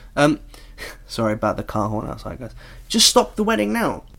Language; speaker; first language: English; native; English